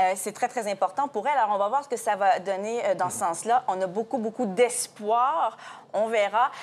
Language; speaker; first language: French; native; French